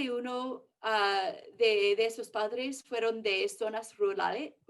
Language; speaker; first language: Spanish; early bilingual, heritage; English